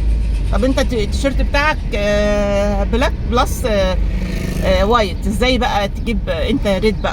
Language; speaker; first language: Arabic; native; Arabic